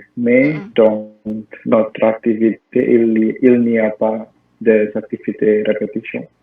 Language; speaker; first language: French; non-native, learner; Indonesian